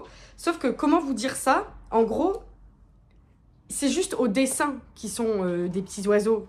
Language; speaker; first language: French; native; French